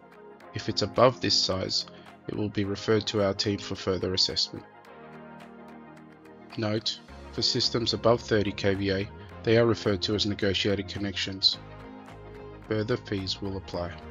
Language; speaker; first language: English; native; English